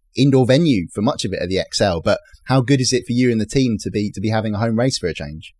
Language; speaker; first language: English; native; English